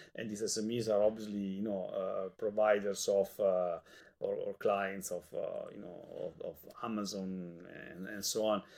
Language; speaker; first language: English; non-native, fluent; Italian